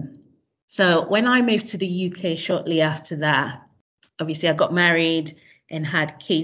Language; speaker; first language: English; non-native, local second language; Yoruba